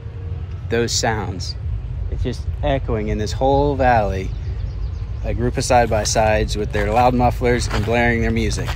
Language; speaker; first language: English; native; English